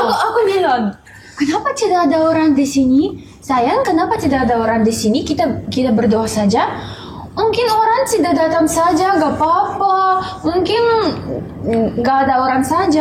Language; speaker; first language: Indonesian; non-native, learner; Russian